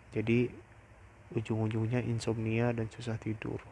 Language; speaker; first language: Indonesian; non-native, local second language; Minangkabau